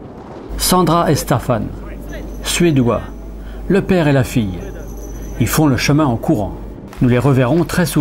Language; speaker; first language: French; native; French